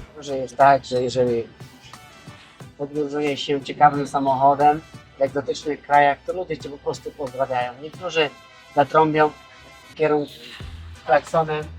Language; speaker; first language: Polish; native; Polish